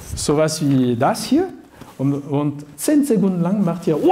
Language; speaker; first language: German; non-native, fluent; French